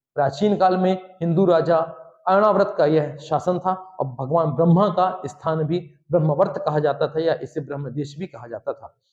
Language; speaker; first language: Hindi; native; Hindi